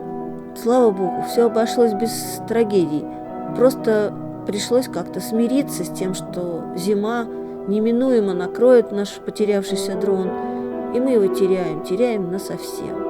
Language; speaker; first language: Russian; native; Russian